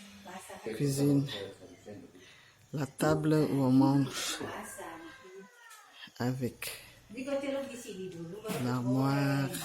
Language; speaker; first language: French; non-native, learner; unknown